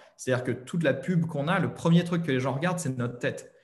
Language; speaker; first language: French; native; French